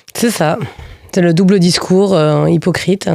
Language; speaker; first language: French; native; French